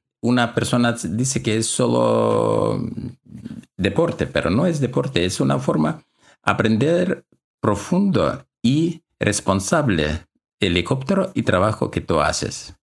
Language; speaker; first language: Spanish; non-native, learner; Russian